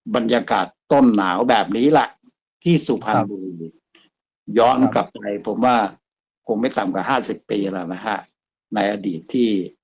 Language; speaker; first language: Thai; native; Thai